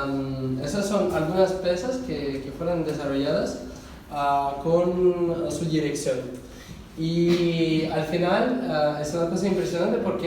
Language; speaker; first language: Spanish; non-native, fluent; Russian